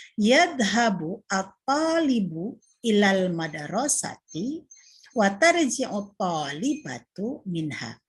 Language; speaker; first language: Arabic; non-native, fluent; Indonesian